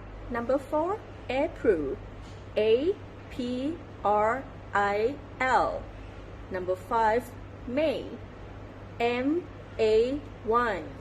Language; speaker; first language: English; non-native, learner; Thai